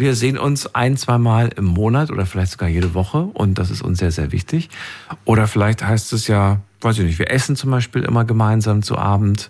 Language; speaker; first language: German; native; German